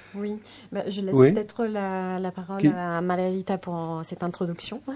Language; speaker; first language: French; non-native, fluent; Italian